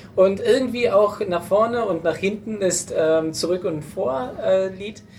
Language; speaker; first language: German; non-native, fluent; English